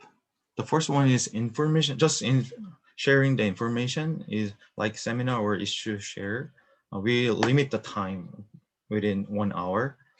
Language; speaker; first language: English; non-native, learner; Korean